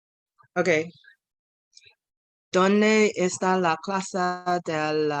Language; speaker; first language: Spanish; non-native, learner; English